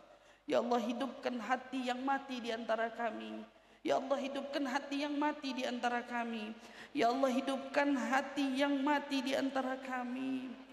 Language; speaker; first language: Indonesian; native; Indonesian